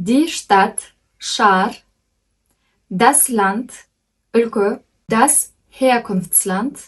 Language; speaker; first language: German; non-native, fluent; Kyrgyz